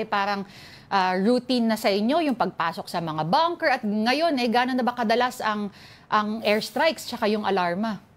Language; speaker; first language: Filipino; native; Filipino